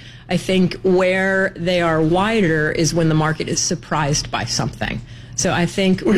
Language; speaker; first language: English; native; English